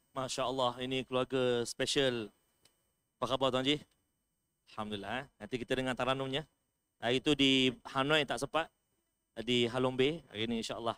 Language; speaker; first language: Malay; native; Malay